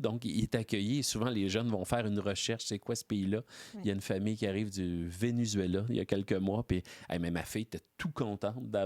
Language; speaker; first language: French; native; French